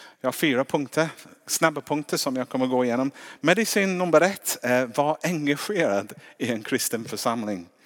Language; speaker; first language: Swedish; non-native, fluent; English